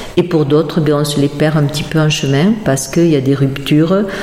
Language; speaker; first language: French; native; French